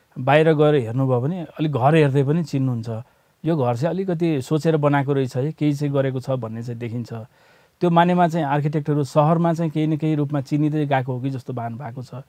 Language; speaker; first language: Nepali; native; Nepali